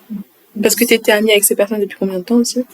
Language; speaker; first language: French; native; French